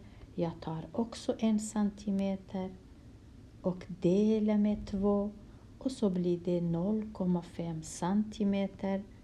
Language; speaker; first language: Swedish; non-native, fluent; Kurdish